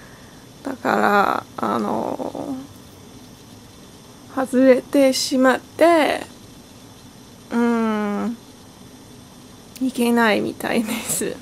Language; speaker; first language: Japanese; non-native, learner; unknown